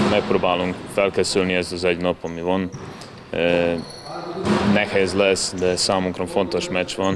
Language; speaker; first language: Hungarian; non-native, learner; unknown